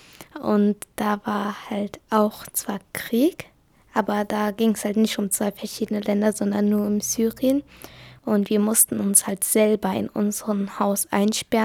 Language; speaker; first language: German; early bilingual, other home language; Kurdish